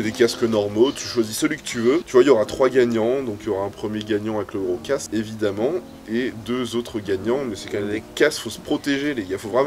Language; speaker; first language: French; native; French